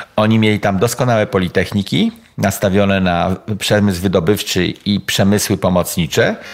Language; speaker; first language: Polish; native; Polish